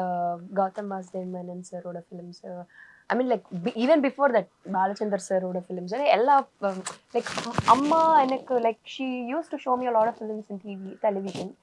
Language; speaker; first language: Tamil; non-native, learner; Telugu